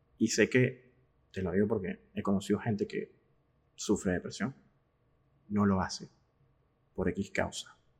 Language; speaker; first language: Spanish; native; Spanish